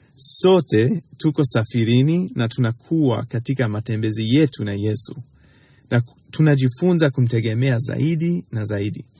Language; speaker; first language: Swahili; early bilingual, other home language; English